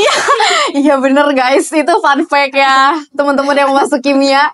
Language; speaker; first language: Indonesian; native; Indonesian